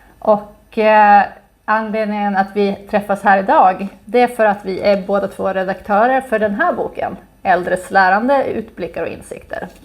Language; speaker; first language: Swedish; native; Swedish